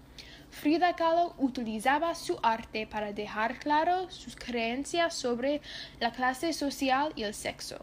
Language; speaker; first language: Spanish; non-native, learner; English